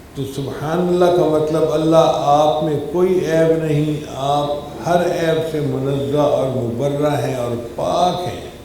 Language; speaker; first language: Urdu; non-native, local second language; Punjabi